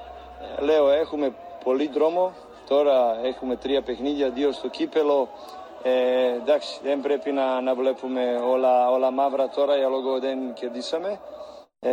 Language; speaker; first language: Greek; non-native, learner; Serbian